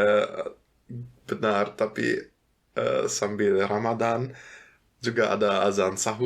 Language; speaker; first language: Indonesian; non-native, fluent; German